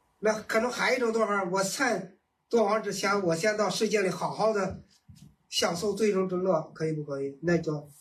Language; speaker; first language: Chinese; native; Chinese